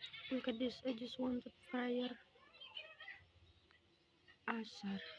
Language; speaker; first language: English; non-native, learner; Indonesian